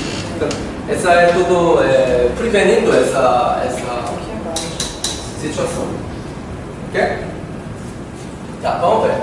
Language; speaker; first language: Portuguese; non-native, learner; Korean